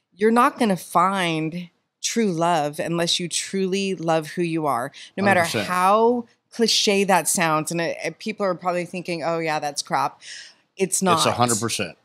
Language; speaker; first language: English; native; English